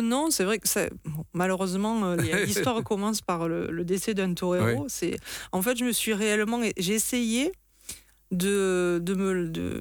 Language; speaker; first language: French; native; French